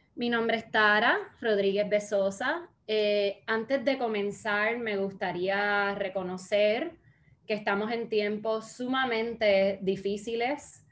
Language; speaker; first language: Spanish; early bilingual, heritage; Spanish